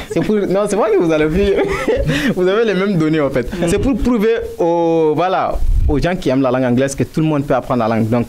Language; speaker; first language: French; non-native, local second language; Bambara